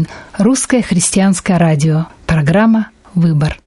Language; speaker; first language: Russian; native; Russian